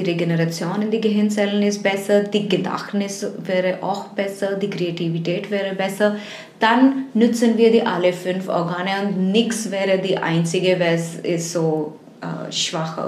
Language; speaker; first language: German; non-native, fluent; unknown